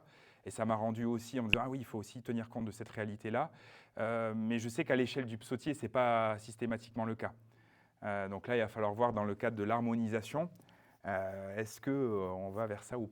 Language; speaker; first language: French; native; French